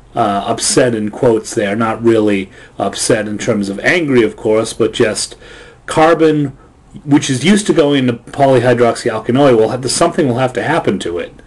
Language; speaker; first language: English; native; English